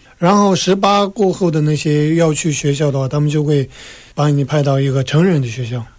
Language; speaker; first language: Chinese; non-native, local second language; Tibetan